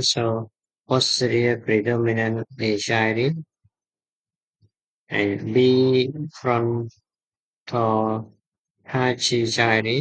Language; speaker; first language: English; non-native, fluent; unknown